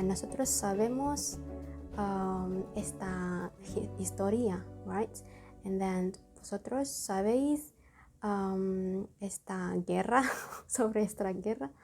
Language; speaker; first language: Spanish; non-native, learner; Indonesian